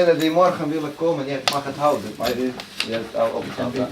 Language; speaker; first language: Dutch; non-native, fluent; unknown